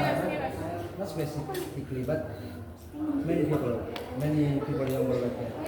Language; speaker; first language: English; non-native, learner; Indonesian